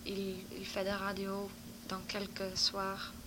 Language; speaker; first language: French; non-native, learner; Dutch